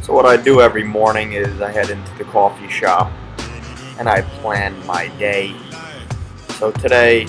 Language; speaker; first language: English; native; English